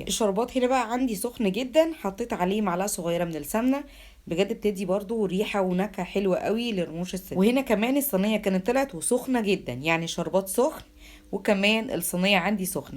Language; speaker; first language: Arabic; native; Arabic